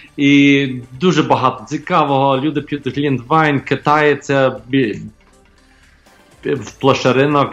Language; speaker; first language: Ukrainian; early bilingual, heritage; Ukrainian